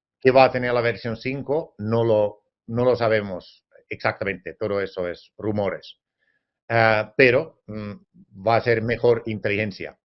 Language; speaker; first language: Spanish; non-native, fluent; Finnish